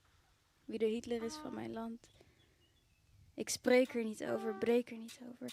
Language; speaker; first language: Dutch; early bilingual, other home language; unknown